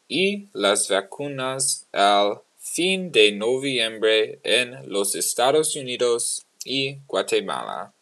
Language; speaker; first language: Spanish; non-native, learner; English